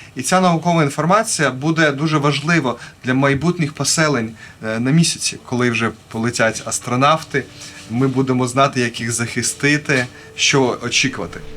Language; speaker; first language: Ukrainian; native; Ukrainian